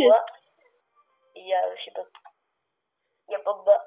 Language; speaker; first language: French; native; French